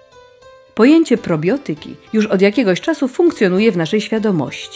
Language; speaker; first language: Polish; native; Polish